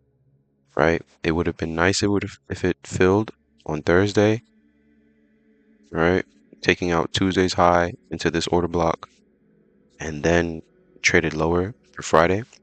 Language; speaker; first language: English; native; English